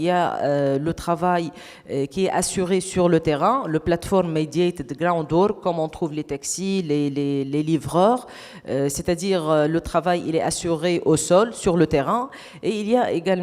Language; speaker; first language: French; non-native, local second language; Arabic